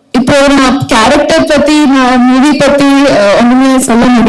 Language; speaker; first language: Tamil; non-native, learner; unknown